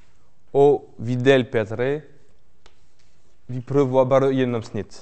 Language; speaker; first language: Norwegian; non-native, fluent; French